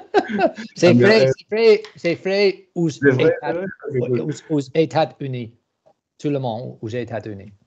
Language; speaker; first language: French; non-native, learner; English